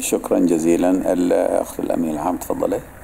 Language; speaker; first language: Arabic; native; Arabic